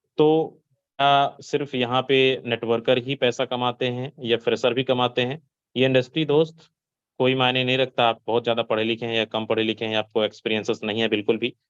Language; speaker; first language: Hindi; native; Hindi